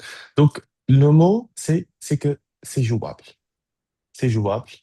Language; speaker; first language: French; native; French